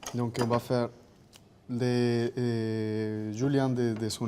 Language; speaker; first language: French; non-native, fluent; Spanish